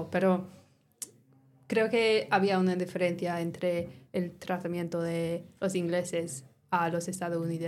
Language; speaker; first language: Spanish; non-native, learner; English